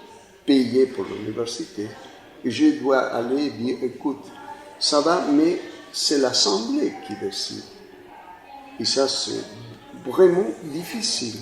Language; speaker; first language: French; non-native, fluent; Spanish